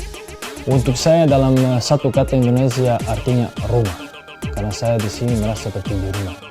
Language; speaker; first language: Indonesian; non-native, fluent; Serbian